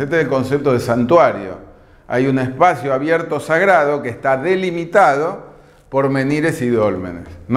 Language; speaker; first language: Spanish; native; Spanish